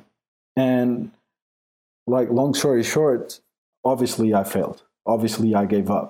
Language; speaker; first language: English; non-native, fluent; Portuguese